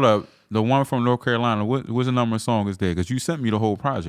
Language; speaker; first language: English; native; English